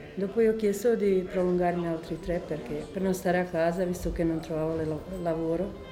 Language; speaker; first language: Italian; non-native, fluent; Croatian